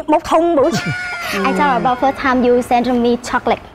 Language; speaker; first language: Vietnamese; native; Vietnamese